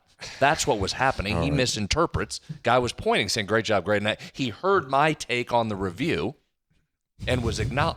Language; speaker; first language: English; native; English